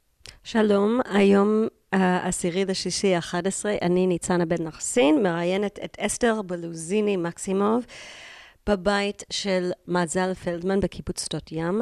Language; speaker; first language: Hebrew; native; Hebrew